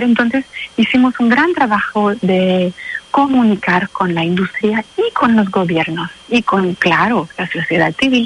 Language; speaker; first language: Spanish; non-native, fluent; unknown